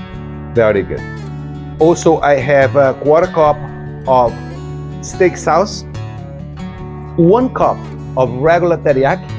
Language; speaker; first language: English; non-native, fluent; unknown